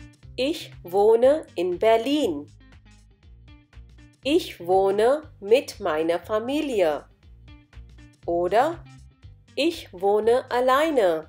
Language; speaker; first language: German; non-native, fluent; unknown